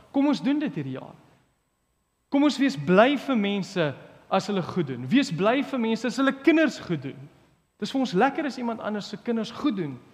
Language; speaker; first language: Afrikaans; early bilingual, other home language; English